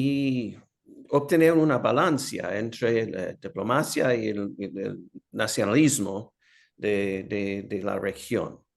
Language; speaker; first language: Spanish; non-native, fluent; English